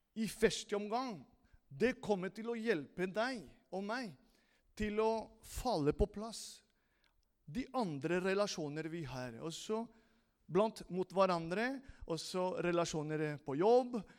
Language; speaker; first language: Norwegian; non-native, fluent; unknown